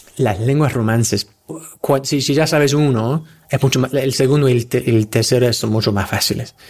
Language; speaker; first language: Spanish; non-native, fluent; English